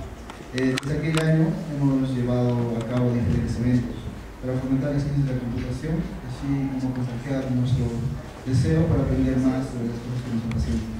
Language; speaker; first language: Spanish; native; Spanish